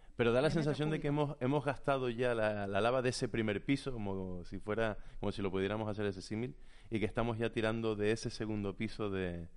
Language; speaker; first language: Spanish; native; Spanish